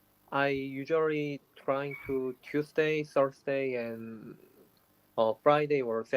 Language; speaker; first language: English; non-native, learner; Korean